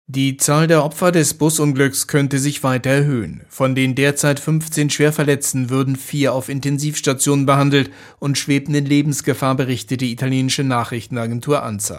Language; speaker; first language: German; native; German